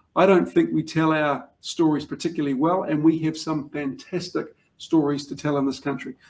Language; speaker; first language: English; native; English